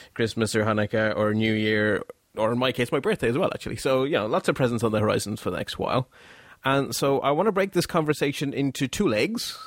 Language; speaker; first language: English; non-native, fluent; Dutch